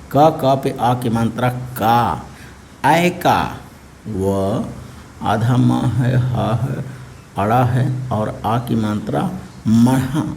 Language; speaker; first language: Hindi; native; Hindi